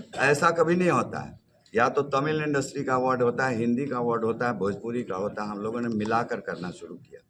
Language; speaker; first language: Hindi; native; Hindi